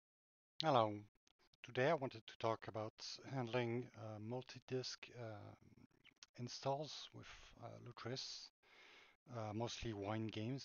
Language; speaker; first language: English; non-native, fluent; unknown